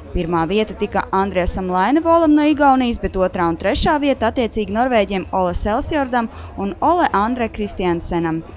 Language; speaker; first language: Latvian; native; Latvian